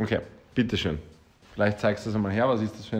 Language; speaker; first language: German; native; German